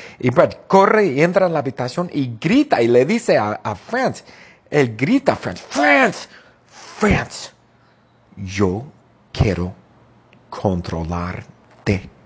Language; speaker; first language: Spanish; non-native, fluent; English